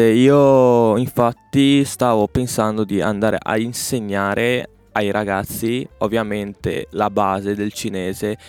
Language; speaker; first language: Italian; early bilingual, other home language; Chinese